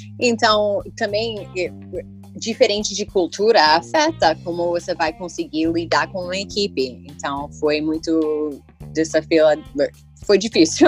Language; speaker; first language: Portuguese; early bilingual, heritage; English